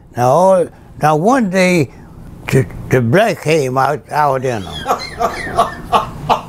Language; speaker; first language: English; native; English